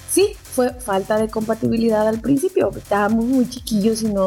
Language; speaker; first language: Spanish; native; Spanish